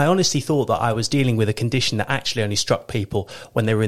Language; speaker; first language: English; native; English